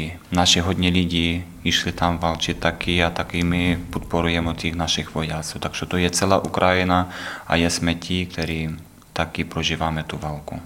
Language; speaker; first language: Czech; non-native, learner; Ukrainian